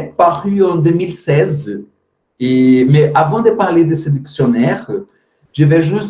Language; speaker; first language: French; non-native, fluent; Portuguese